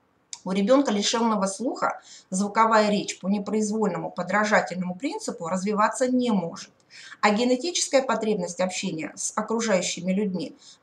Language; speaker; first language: Russian; native; Russian